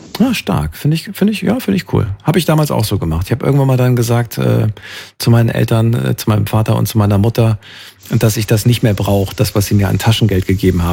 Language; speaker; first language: German; native; German